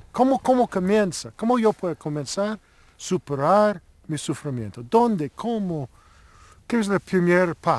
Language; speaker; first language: Spanish; non-native, learner; English